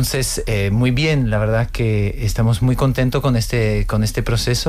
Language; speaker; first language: Spanish; non-native, fluent; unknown